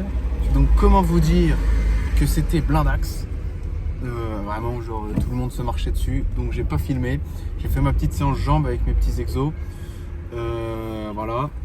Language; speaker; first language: French; native; French